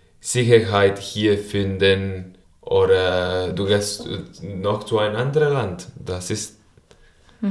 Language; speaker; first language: German; non-native, learner; Spanish